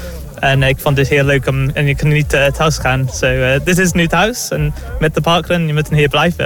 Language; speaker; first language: Dutch; non-native, learner; English